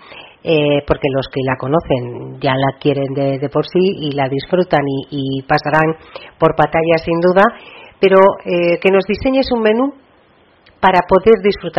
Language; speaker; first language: Spanish; native; Spanish